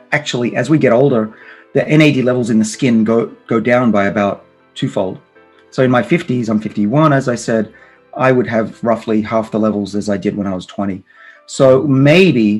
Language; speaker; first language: English; native; English